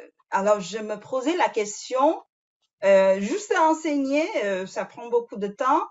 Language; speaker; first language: French; non-native, fluent; Chinese